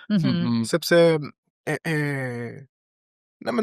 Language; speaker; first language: Albanian; non-native, learner; Spanish